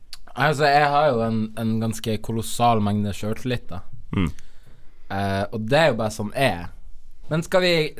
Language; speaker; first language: Norwegian; native; Norwegian